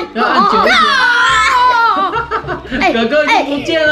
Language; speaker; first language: Chinese; native; Chinese